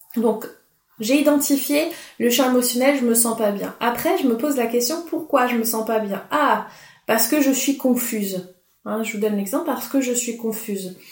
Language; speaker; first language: French; native; French